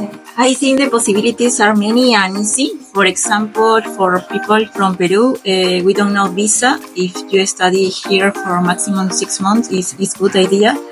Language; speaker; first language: English; non-native, learner; Spanish